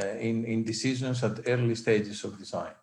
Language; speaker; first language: English; non-native, fluent; Greek